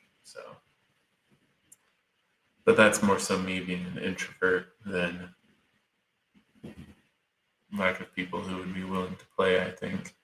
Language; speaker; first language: English; native; English